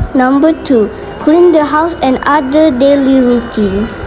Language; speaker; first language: English; non-native, local second language; Malay